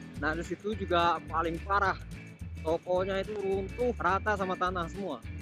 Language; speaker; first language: Indonesian; non-native, local second language; Achinese